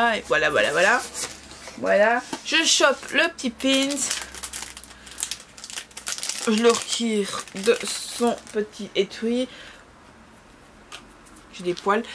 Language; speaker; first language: French; native; French